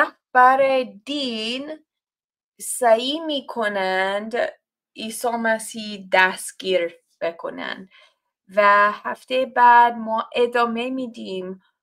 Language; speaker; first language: Persian; non-native, fluent; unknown